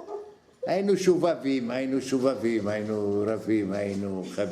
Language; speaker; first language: Hebrew; non-native, fluent; Arabic